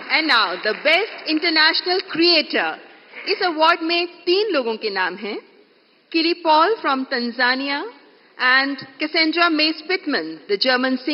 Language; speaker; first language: Hindi; native; Hindi